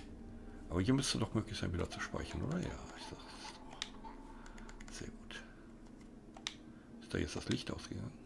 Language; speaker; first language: German; native; German